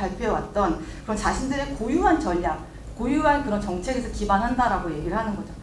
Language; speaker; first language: Korean; native; Korean